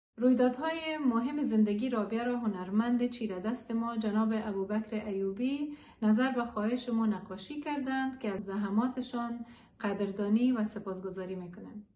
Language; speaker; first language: Persian; native; Persian